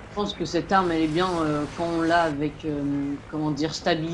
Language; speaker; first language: French; native; French